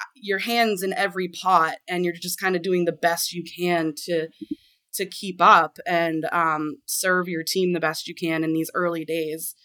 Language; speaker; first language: English; native; English